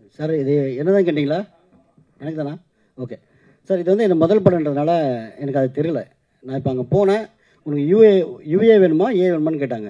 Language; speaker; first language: Tamil; native; Tamil